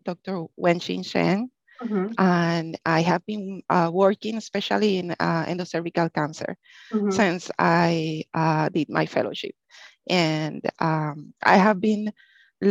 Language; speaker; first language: English; non-native, fluent; Spanish